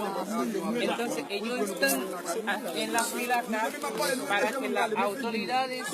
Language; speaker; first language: Spanish; non-native, fluent; Haitian Creole